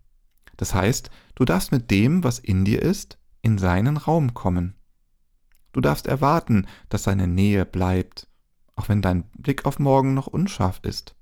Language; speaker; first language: German; native; German